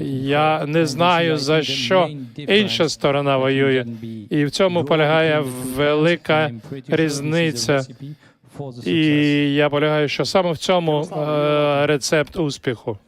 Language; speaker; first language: Ukrainian; non-native, fluent; French